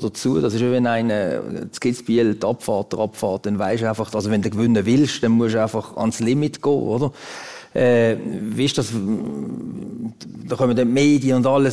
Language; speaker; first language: German; native; German